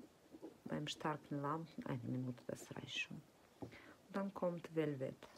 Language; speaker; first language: German; non-native, fluent; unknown